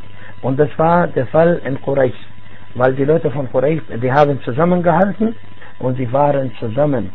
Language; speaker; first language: German; non-native, fluent; Arabic